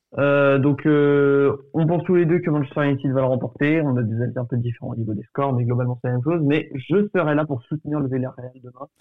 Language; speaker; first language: French; early bilingual, other home language; Portuguese